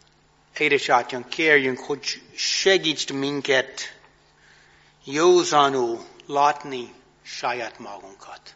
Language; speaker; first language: Hungarian; non-native, fluent; English